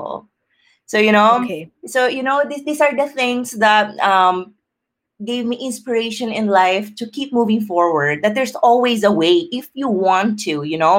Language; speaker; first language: English; non-native, local second language; Filipino